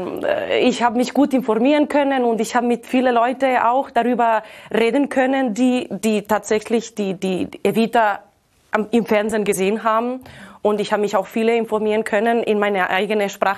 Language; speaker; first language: German; non-native, fluent; Catalan